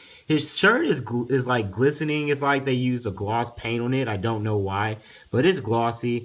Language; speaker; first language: English; native; English